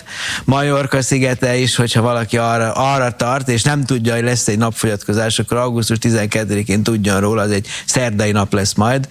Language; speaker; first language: Hungarian; native; Hungarian